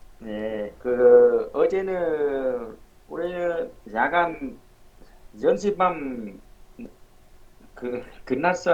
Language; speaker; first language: Korean; non-native, learner; Vietnamese